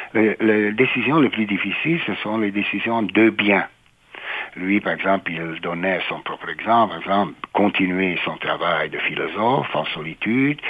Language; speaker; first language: French; non-native, fluent; Hungarian